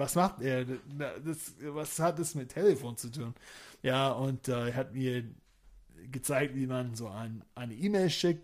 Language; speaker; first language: German; non-native, fluent; English